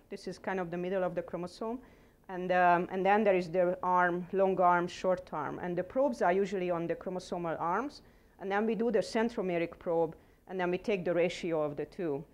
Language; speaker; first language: English; non-native, fluent; Hungarian